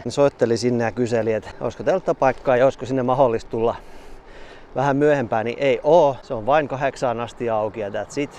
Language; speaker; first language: Finnish; native; Finnish